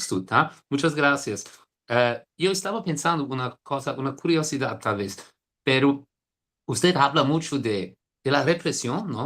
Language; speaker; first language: Spanish; non-native, fluent; Portuguese